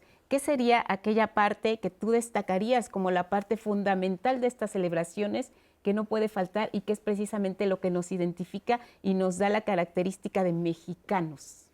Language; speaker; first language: Spanish; native; Spanish